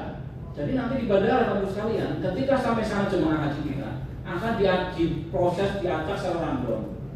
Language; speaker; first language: Indonesian; native; Indonesian